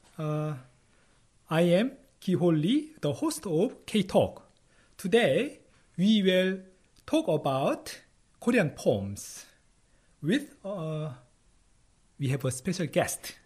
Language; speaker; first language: English; non-native, fluent; Korean